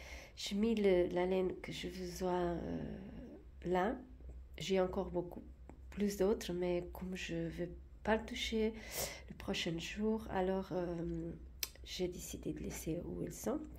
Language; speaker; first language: French; non-native, fluent; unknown